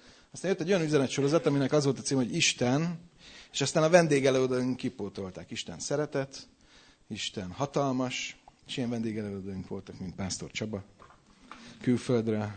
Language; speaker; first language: Hungarian; native; Hungarian